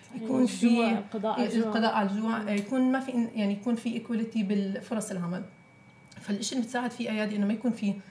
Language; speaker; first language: Arabic; native; Arabic